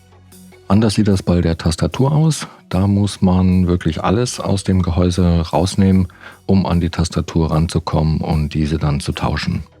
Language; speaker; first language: German; native; German